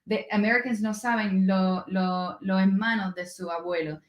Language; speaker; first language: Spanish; non-native, learner; English